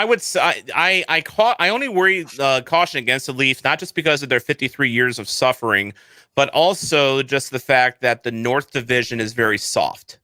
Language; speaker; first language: English; native; English